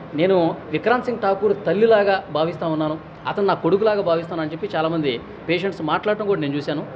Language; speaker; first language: Telugu; native; Telugu